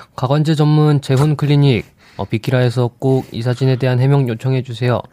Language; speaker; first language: Korean; native; Korean